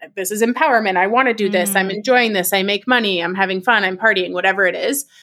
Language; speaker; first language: English; native; English